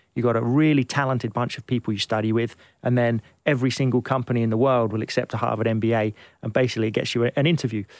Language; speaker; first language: English; native; English